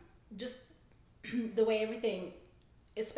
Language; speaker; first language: English; non-native, fluent; German